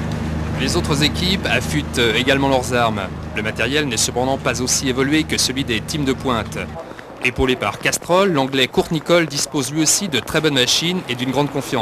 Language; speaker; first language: French; native; French